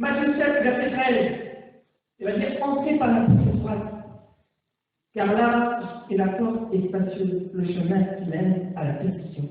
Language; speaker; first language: French; native; French